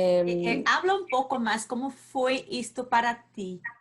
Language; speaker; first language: Spanish; non-native, learner; Portuguese